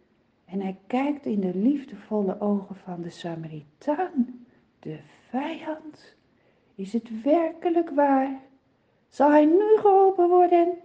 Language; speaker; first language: Dutch; native; Dutch